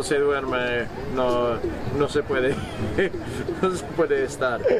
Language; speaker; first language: Spanish; non-native, fluent; English